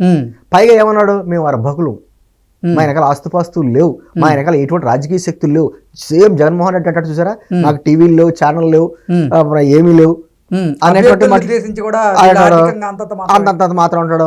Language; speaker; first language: Telugu; native; Telugu